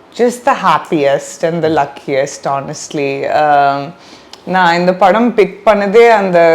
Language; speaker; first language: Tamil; non-native, learner; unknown